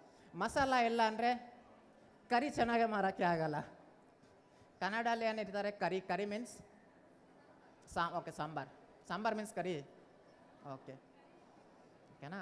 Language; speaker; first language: Kannada; non-native, learner; Bangla